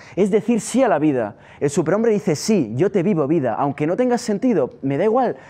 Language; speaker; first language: Spanish; non-native, fluent; Italian